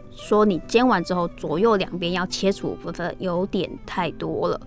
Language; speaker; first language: Chinese; native; Chinese